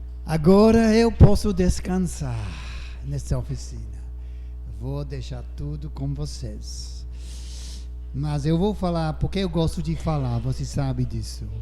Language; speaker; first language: Portuguese; non-native, fluent; English